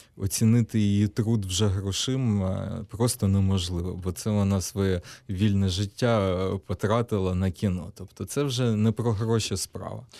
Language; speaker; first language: Ukrainian; non-native, local second language; Russian